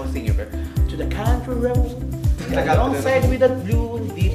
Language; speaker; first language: English; non-native, learner; Filipino